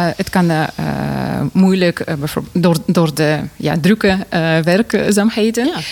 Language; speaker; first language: Dutch; non-native, fluent; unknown